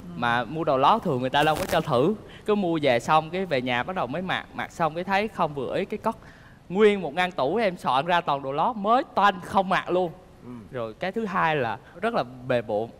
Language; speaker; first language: Vietnamese; native; Vietnamese